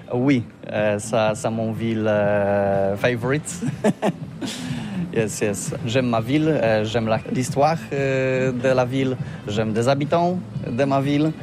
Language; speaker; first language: French; non-native, learner; Polish